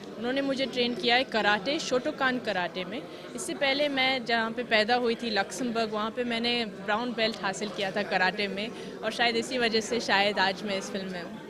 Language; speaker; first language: Hindi; early bilingual, heritage; Hindi